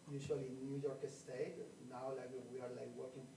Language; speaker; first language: English; non-native, fluent; Spanish